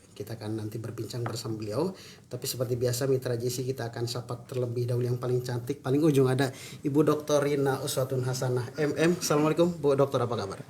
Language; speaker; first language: Indonesian; native; Indonesian